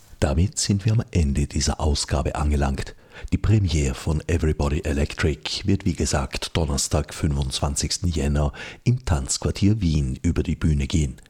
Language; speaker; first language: German; native; German